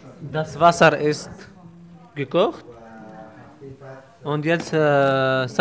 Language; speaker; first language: German; non-native, learner; Arabic